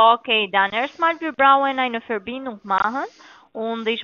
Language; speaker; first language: German; non-native, learner; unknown